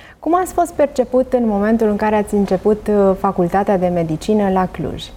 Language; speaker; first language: Romanian; native; Romanian